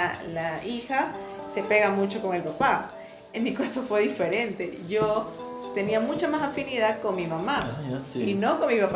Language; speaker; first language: Spanish; native; Spanish